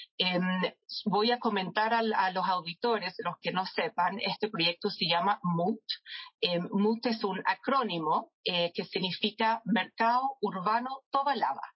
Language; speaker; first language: Spanish; non-native, fluent; English